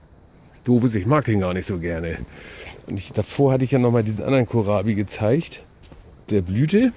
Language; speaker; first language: German; native; German